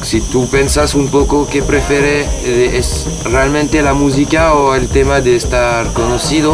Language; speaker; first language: Spanish; non-native, learner; French